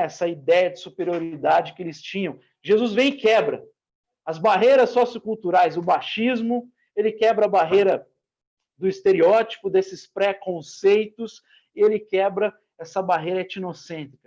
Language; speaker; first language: Portuguese; native; Portuguese